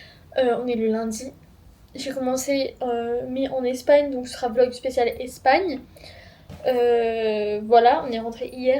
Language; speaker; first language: French; native; French